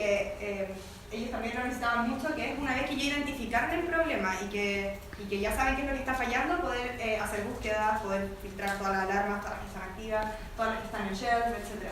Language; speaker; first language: Spanish; native; Spanish